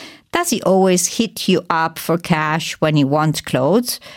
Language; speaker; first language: English; non-native, fluent; Italian